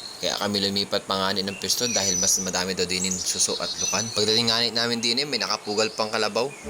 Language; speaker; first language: Filipino; native; Filipino